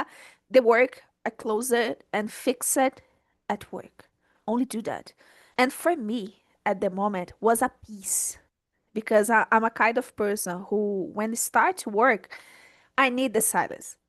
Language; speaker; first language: English; non-native, learner; Portuguese